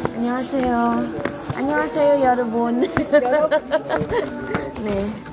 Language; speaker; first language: Korean; non-native, learner; Filipino